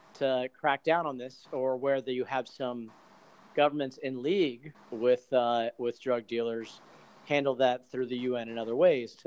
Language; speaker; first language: English; native; English